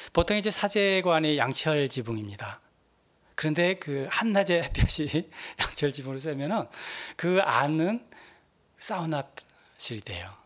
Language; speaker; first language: Korean; native; Korean